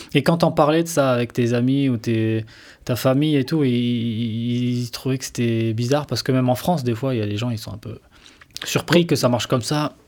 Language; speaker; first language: French; native; French